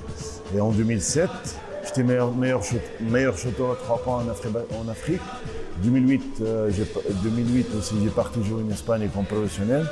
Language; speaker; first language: French; non-native, local second language; Arabic